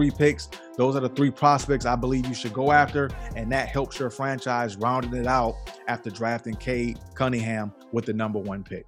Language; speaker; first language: English; native; English